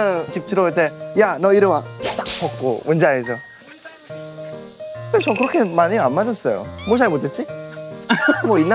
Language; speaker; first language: Korean; non-native, fluent; Thai